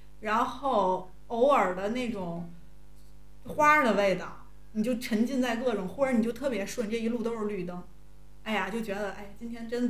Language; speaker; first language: Chinese; native; Chinese